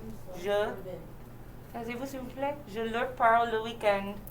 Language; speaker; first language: French; non-native, fluent; English